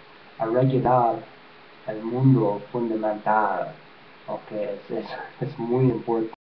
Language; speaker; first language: Spanish; non-native, learner; English